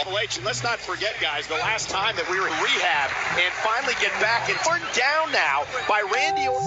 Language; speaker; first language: English; native; English